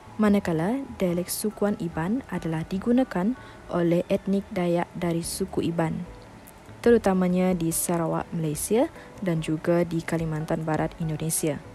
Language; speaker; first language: Malay; non-native, local second language; Iban